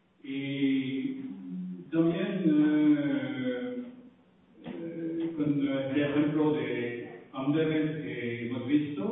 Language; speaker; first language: Spanish; non-native, fluent; French